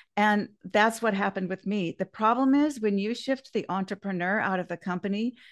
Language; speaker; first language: English; native; English